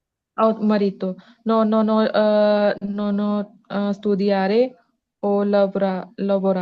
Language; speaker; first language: Italian; non-native, learner; Punjabi